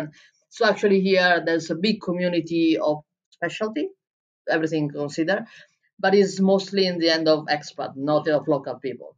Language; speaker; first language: English; non-native, fluent; Italian